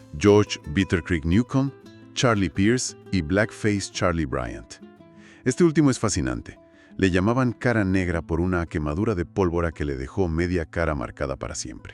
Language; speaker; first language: Spanish; native; Spanish